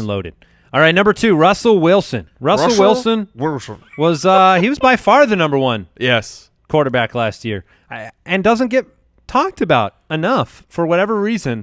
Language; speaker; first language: English; native; English